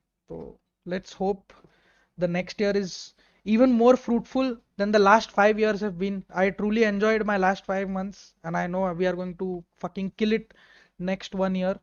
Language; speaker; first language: English; non-native, local second language; Hindi